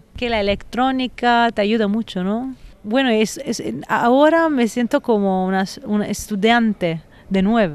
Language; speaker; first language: Spanish; non-native, fluent; Italian